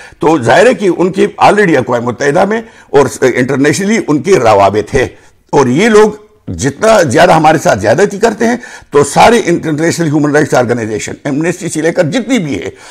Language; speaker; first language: Urdu; non-native, local second language; Pashto